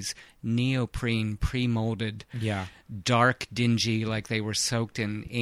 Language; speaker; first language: English; native; English